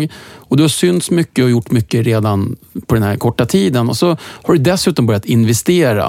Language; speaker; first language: Swedish; native; Swedish